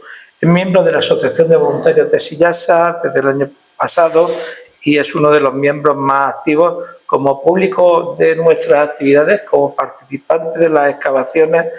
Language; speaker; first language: Spanish; native; Spanish